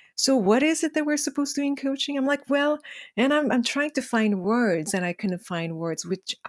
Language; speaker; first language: English; non-native, fluent; Korean